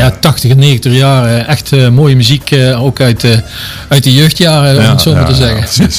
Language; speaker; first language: Dutch; native; Dutch